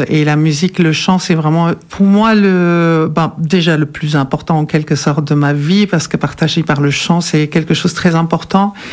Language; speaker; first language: French; non-native, fluent; German